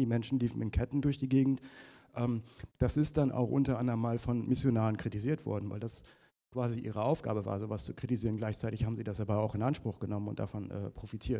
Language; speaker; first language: German; native; German